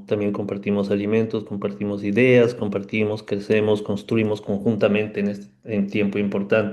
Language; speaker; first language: Spanish; native; Spanish